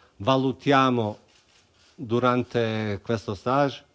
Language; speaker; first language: Italian; non-native, fluent; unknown